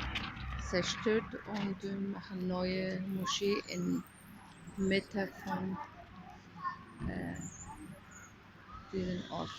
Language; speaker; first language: German; non-native, fluent; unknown